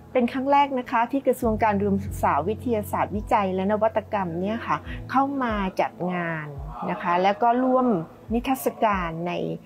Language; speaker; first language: Thai; native; Thai